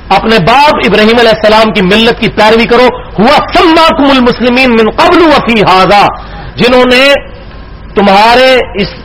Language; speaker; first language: Urdu; non-native, local second language; Punjabi